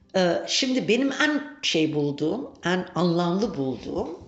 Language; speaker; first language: Turkish; native; Turkish